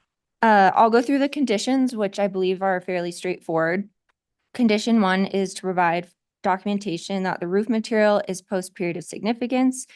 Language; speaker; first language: English; native; English